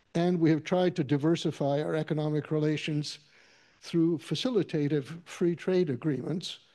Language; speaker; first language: English; native; English